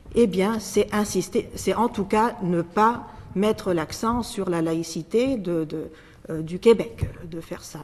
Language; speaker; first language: French; non-native, local second language; Arabic